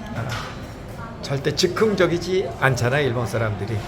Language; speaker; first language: Korean; native; Korean